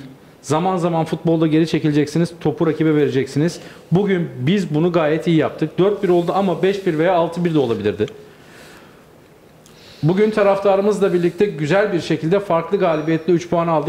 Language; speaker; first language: Turkish; native; Turkish